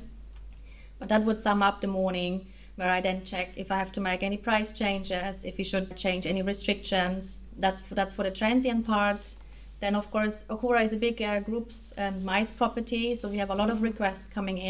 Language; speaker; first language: English; non-native, fluent; German